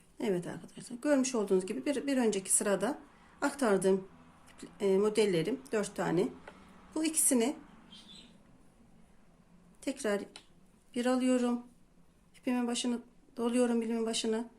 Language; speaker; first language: Turkish; native; Turkish